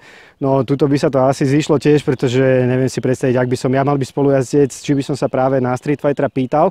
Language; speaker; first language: Slovak; native; Slovak